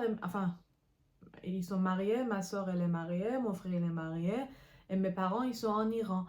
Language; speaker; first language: French; non-native, fluent; Persian